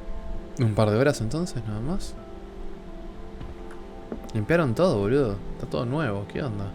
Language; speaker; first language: Spanish; native; Spanish